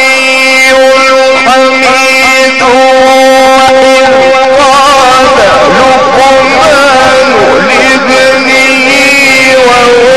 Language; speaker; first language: Arabic; native; Arabic